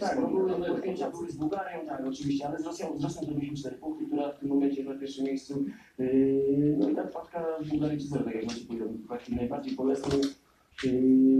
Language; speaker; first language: Polish; native; Polish